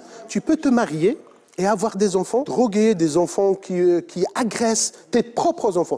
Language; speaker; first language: French; non-native, local second language; Arabic